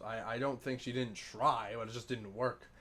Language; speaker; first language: English; native; English